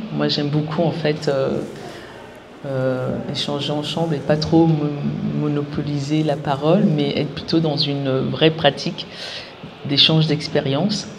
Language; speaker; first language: French; native; French